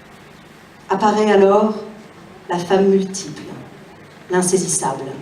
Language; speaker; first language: French; native; French